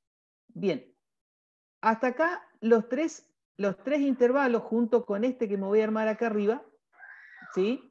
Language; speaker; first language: Spanish; native; Spanish